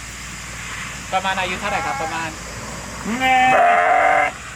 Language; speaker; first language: Thai; non-native, learner; English